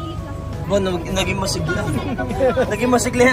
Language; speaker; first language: Filipino; native; Filipino